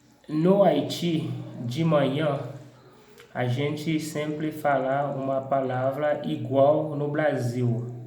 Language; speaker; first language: Portuguese; non-native, fluent; Haitian Creole